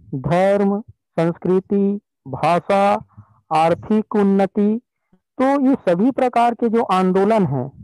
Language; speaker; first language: Hindi; native; Hindi